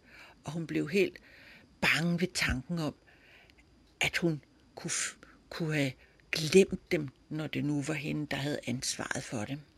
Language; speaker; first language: Danish; native; Danish